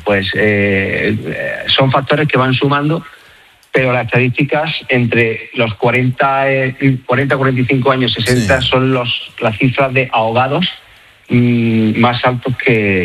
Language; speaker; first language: Spanish; native; Spanish